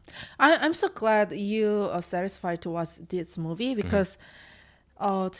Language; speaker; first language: English; non-native, learner; Korean